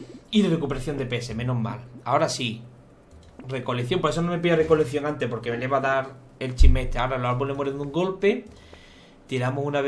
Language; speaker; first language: Spanish; native; Spanish